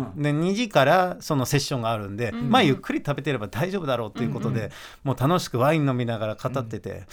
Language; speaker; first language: Japanese; non-native, fluent; Dutch